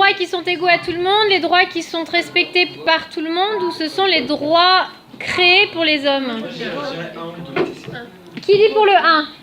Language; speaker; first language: French; native; French